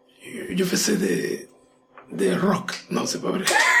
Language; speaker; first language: French; non-native, fluent; Spanish